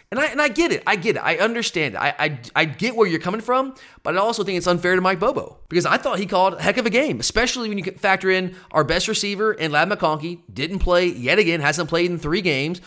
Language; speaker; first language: English; native; English